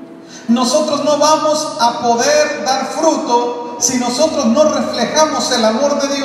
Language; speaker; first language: Spanish; native; Spanish